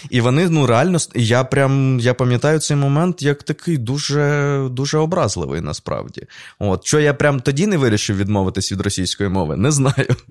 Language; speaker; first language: Ukrainian; non-native, local second language; Russian